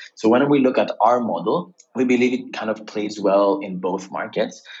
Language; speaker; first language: English; non-native, fluent; Greek